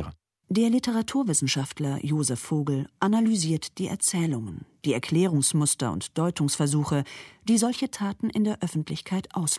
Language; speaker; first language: German; native; German